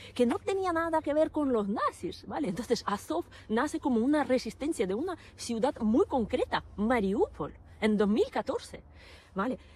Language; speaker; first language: Spanish; non-native, fluent; Ukrainian